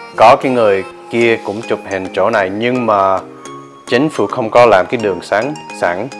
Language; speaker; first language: Vietnamese; early bilingual, heritage; Vietnamese